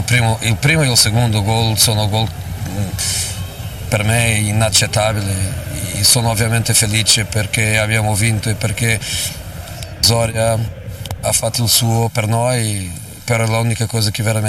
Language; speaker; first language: Italian; non-native, fluent; Portuguese